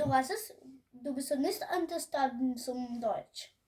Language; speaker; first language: German; non-native, learner; Hindi